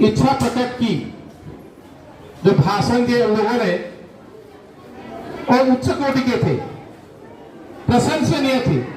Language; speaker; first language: Hindi; non-native, local second language; Odia